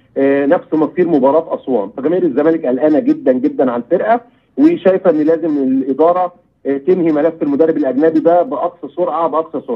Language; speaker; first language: Arabic; native; Arabic